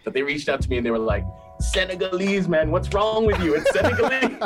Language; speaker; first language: English; native; English